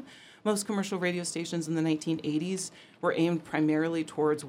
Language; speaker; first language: English; native; English